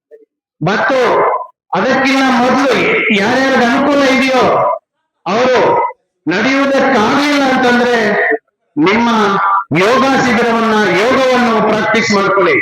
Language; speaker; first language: Kannada; native; Kannada